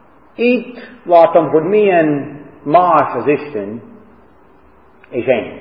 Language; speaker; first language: Hungarian; non-native, fluent; English